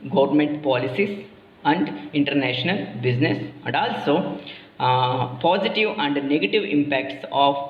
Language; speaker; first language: English; non-native, local second language; Kannada